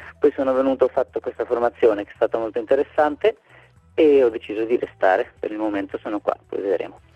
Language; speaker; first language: Italian; native; Italian